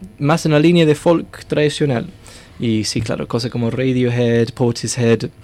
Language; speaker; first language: Spanish; non-native, fluent; English